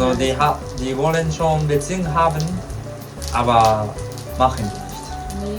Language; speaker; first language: German; non-native, learner; Japanese